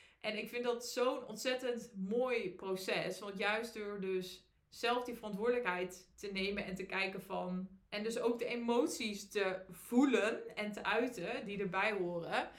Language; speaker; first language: Dutch; native; Dutch